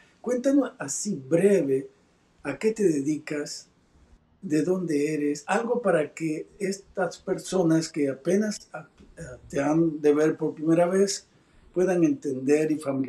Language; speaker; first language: Spanish; native; Spanish